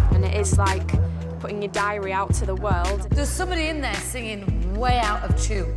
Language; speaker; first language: English; native; English